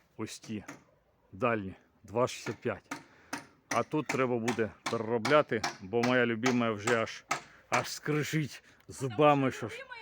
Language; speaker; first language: Ukrainian; native; Ukrainian